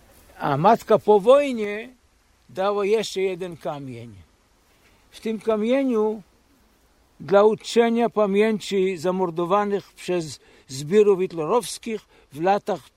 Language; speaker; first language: Polish; early bilingual, heritage; Polish